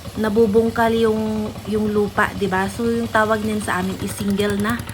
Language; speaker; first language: Filipino; native; Filipino